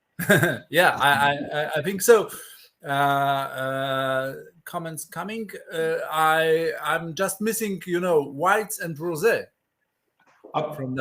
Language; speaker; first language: English; non-native, fluent; Polish